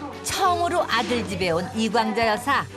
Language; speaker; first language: Korean; native; Korean